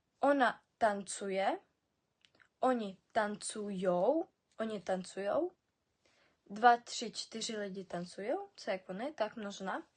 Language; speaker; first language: Czech; non-native, fluent; Ukrainian